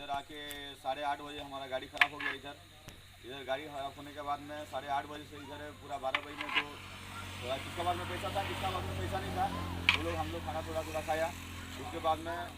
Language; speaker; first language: Hindi; non-native, local second language; Odia